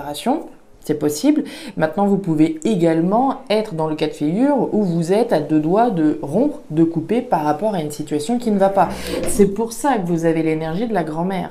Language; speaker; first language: French; native; French